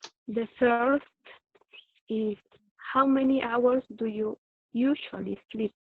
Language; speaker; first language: English; non-native, learner; Spanish